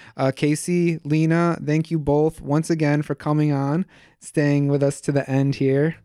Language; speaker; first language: English; native; English